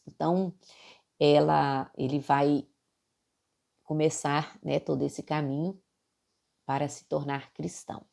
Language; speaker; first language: Portuguese; native; Portuguese